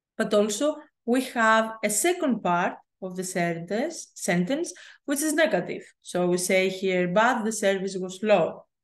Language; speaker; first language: English; non-native, fluent; Greek